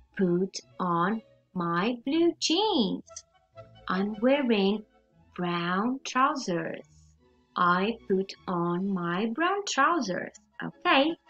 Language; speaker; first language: English; non-native, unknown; Italian